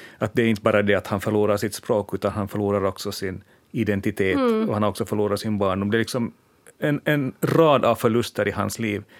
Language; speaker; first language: Swedish; native; Swedish